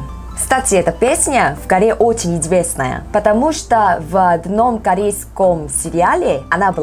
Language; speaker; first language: Russian; non-native, learner; Korean